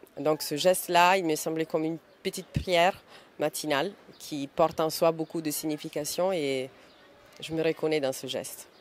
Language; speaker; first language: French; non-native, fluent; Italian